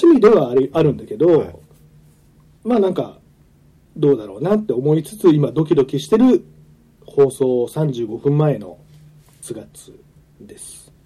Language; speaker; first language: Japanese; native; Japanese